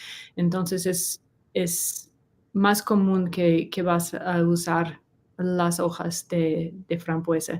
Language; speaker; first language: Spanish; non-native, learner; English